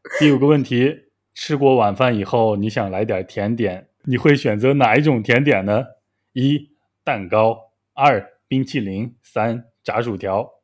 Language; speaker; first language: Chinese; native; Chinese